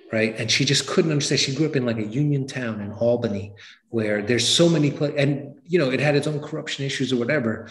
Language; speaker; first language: English; native; English